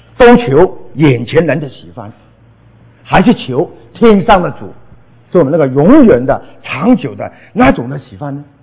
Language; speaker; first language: Chinese; non-native, local second language; Cantonese